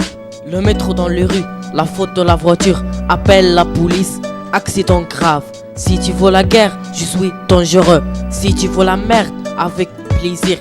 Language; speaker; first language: French; non-native, learner; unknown